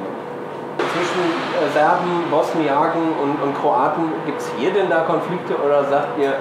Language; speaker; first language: German; native; German